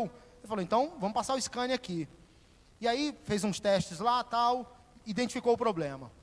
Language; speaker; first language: Portuguese; native; Portuguese